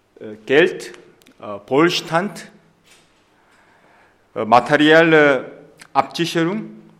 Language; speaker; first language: German; non-native, fluent; Korean